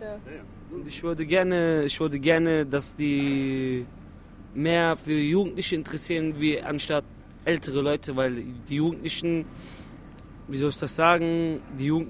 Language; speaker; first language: German; non-native, local second language; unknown